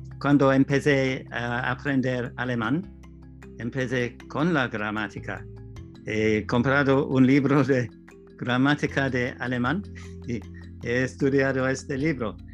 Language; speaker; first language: Spanish; non-native, learner; English